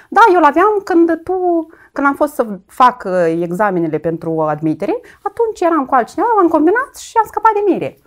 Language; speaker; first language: Romanian; native; Romanian